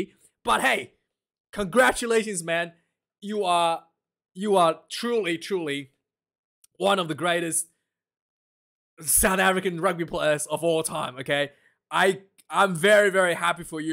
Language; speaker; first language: English; non-native, local second language; Afrikaans